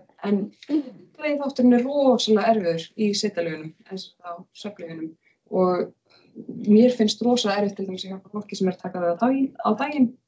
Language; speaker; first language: Icelandic; native; Icelandic